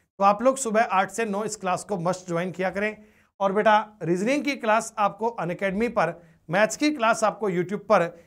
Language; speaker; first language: Hindi; native; Hindi